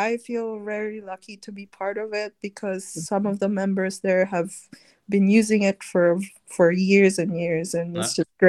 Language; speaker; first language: English; non-native, local second language; Filipino